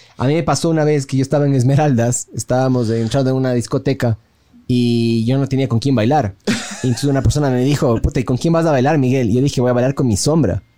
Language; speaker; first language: Spanish; native; Spanish